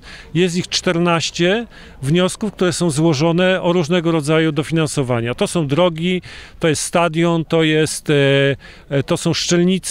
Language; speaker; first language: Polish; native; Polish